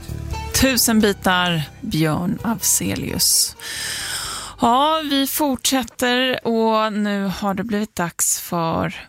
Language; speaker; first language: Swedish; native; Swedish